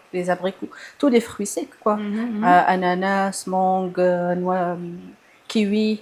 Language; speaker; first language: French; non-native, local second language; Arabic